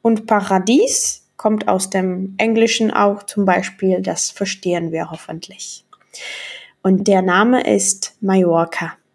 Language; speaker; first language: German; non-native, fluent; Czech